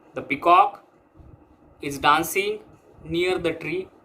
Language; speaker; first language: English; non-native, local second language; Marathi